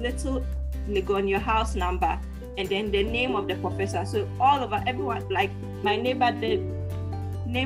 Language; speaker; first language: English; non-native, local second language; Akan